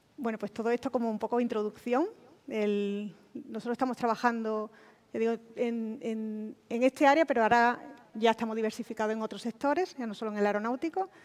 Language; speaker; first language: Spanish; native; Spanish